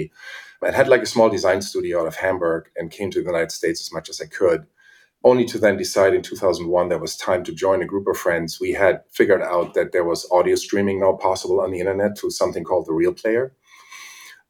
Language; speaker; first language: English; non-native, fluent; German